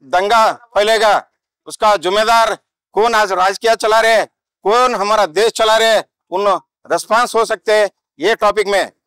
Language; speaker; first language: Hindi; non-native, local second language; Kannada